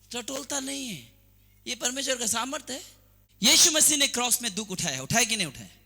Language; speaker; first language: Hindi; non-native, local second language; Assamese